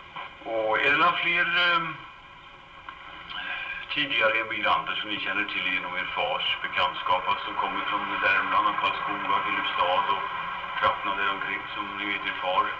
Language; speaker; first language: Swedish; native; Swedish